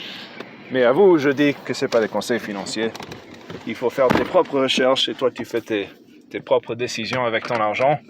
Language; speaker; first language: French; non-native, fluent; English